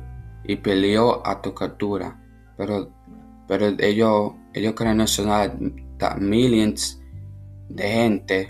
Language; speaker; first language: Spanish; non-native, learner; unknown